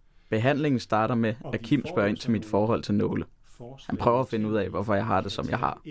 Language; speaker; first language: Danish; native; Danish